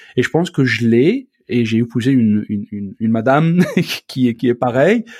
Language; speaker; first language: French; non-native, local second language; Arabic